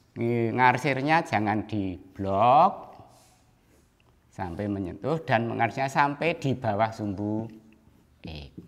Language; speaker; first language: Indonesian; native; Indonesian